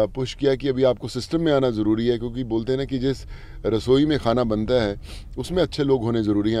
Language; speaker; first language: Hindi; native; Hindi